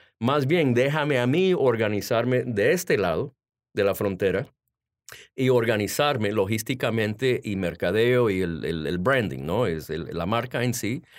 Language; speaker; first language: Spanish; early bilingual, heritage; Spanish